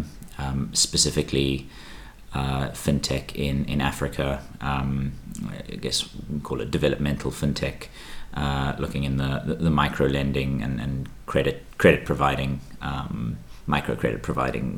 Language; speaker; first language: English; native; English